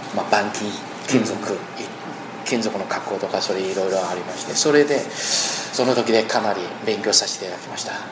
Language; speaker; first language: Japanese; non-native, fluent; Chinese